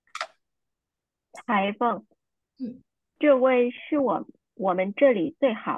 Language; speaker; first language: Chinese; non-native, learner; Vietnamese